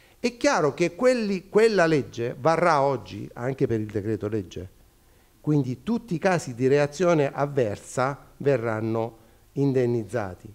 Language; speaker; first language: Italian; native; Italian